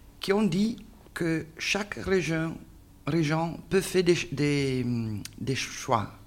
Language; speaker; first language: French; non-native, learner; Italian